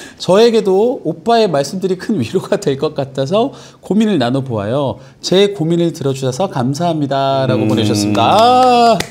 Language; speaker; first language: Korean; native; Korean